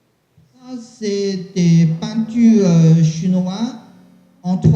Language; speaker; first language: French; non-native, learner; Chinese